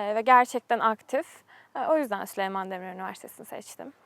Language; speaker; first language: Turkish; native; Turkish